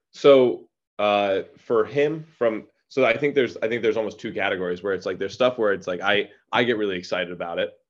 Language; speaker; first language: English; native; English